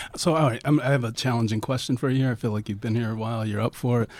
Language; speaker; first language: English; native; English